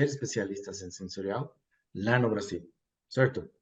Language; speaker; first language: Portuguese; non-native, fluent; Spanish